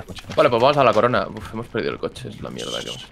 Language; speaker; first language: Spanish; native; Spanish